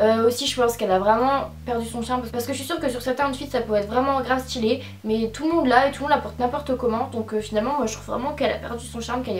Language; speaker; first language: French; native; French